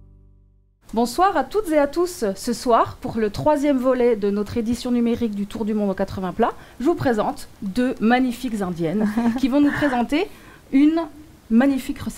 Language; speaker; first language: French; native; French